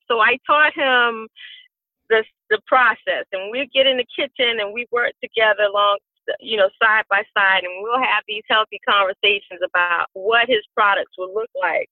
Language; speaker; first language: English; native; English